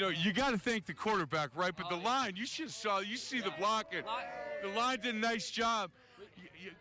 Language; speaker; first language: English; native; English